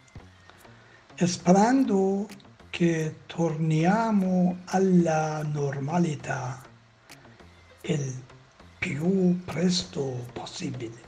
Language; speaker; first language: Italian; non-native, learner; Persian